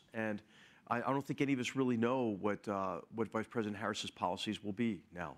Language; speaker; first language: English; native; English